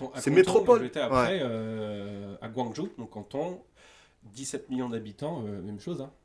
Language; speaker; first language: French; native; French